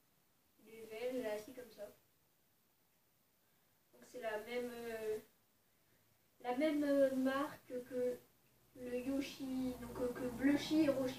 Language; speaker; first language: French; native; French